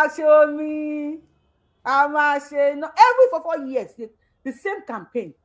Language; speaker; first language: English; non-native, local second language; Yoruba